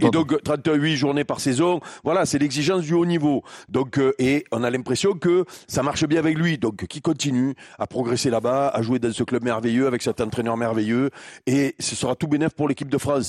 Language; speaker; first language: French; native; French